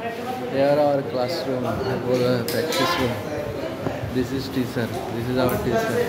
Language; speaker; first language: English; non-native, learner; Bangla